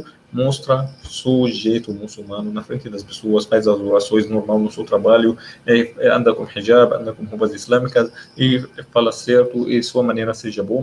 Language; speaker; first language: Portuguese; non-native, learner; Arabic